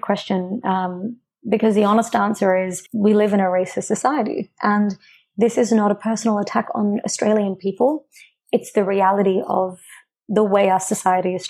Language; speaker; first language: English; native; English